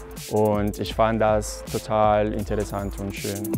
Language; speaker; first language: German; non-native, local second language; Spanish